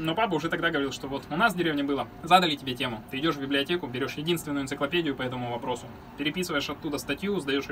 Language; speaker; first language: Russian; native; Russian